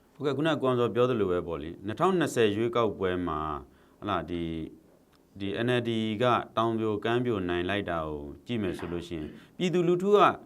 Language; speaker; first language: Burmese; native; Burmese